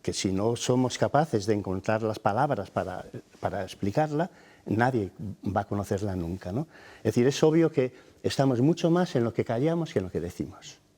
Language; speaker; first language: Spanish; native; Spanish